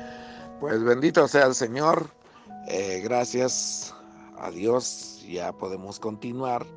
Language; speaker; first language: Spanish; native; Spanish